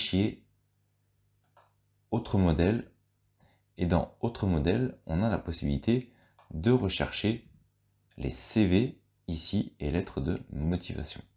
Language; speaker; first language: French; native; French